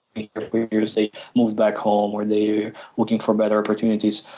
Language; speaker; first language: English; non-native, fluent; Croatian